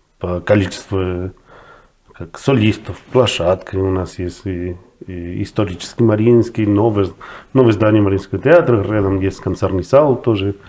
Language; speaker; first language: Russian; non-native, fluent; Spanish